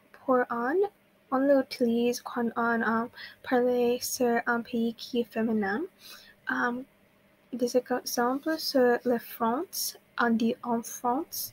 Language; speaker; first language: French; non-native, learner; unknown